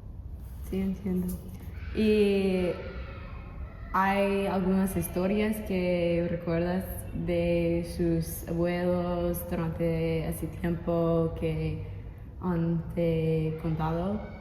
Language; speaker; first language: Spanish; non-native, learner; English